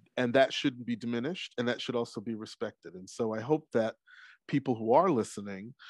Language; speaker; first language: English; native; English